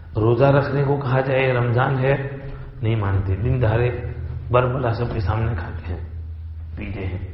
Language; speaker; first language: Urdu; non-native, local second language; Gujarati